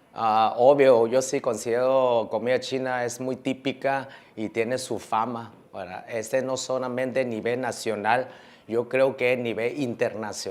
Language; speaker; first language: Spanish; early bilingual, other home language; Chinese